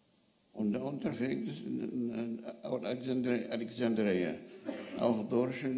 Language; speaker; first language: German; non-native, learner; Arabic